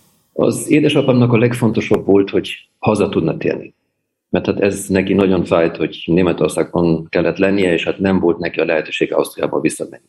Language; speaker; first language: Hungarian; early bilingual, heritage; German